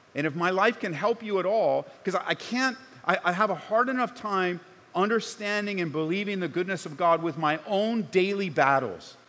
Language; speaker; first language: English; native; English